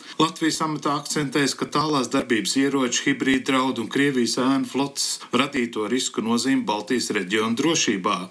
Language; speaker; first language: Latvian; early bilingual, heritage; Latvian